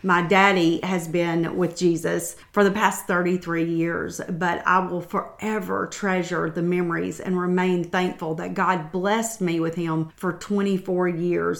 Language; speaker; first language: English; native; English